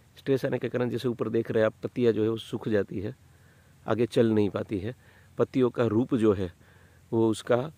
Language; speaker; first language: Hindi; non-native, local second language; Gujarati